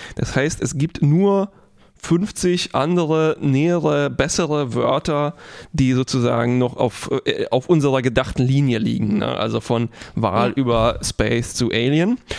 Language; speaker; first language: German; non-native, fluent; Polish